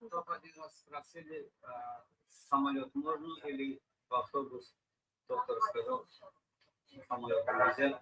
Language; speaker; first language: Russian; non-native, learner; Turkmen